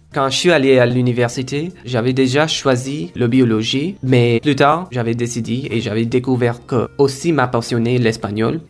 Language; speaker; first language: French; non-native, fluent; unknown